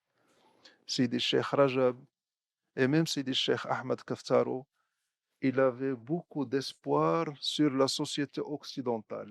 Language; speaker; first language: French; non-native, local second language; Arabic